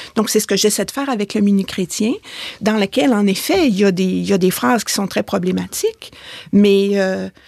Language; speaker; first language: French; native; French